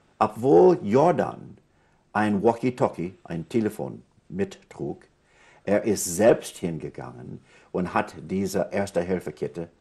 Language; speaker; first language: German; non-native, fluent; English